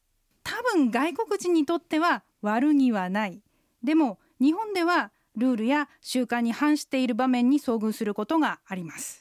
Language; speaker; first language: Japanese; native; Japanese